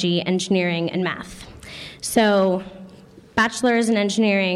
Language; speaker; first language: English; native; English